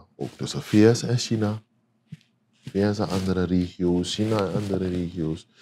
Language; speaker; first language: Dutch; native; Dutch